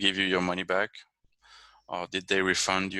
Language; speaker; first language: English; non-native, fluent; French